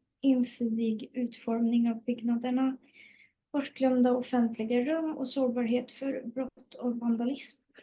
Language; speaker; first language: Swedish; native; Swedish